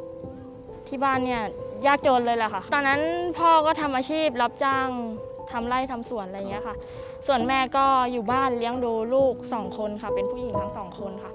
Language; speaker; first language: Thai; native; Thai